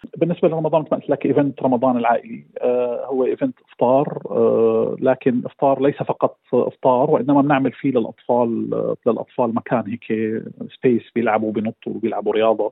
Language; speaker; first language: Arabic; native; Arabic